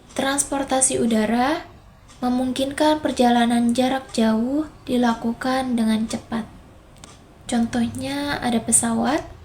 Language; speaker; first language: Indonesian; native; Indonesian